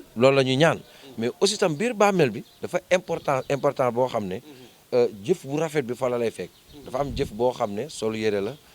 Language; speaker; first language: Wolof; non-native, local second language; Fula